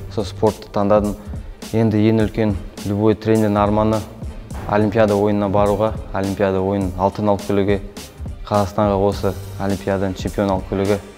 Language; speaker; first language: Kazakh; non-native, local second language; Russian